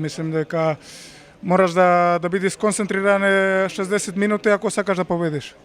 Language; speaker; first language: Macedonian; non-native, fluent; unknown